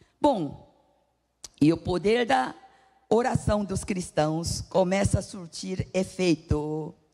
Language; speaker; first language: Portuguese; non-native, fluent; Korean